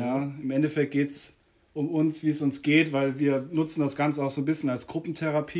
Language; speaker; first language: German; native; German